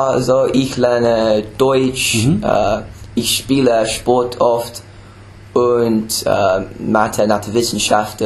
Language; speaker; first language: German; non-native, learner; English